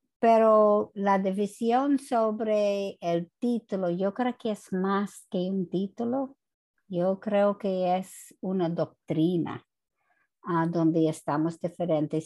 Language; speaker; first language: Spanish; non-native, fluent; English